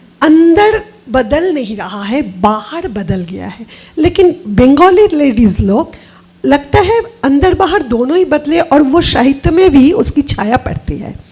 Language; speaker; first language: Hindi; non-native, local second language; Bangla